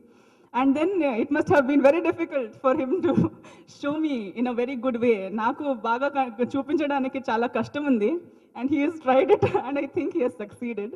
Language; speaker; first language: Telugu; non-native, learner; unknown